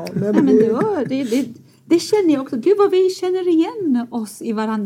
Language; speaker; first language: Swedish; non-native, fluent; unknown